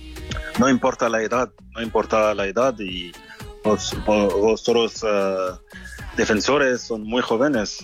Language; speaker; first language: Spanish; non-native, fluent; French